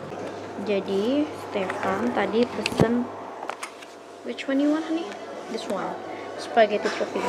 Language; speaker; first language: English; non-native, learner; Indonesian